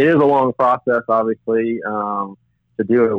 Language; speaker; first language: English; native; English